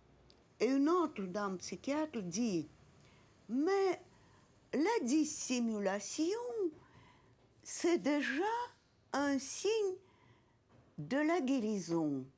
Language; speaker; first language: French; non-native, fluent; Russian